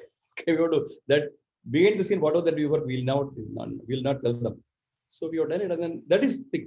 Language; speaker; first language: English; non-native, local second language; Tamil